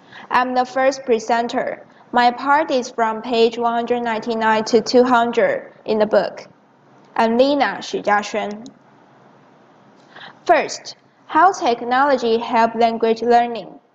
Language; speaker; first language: English; non-native, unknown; Chinese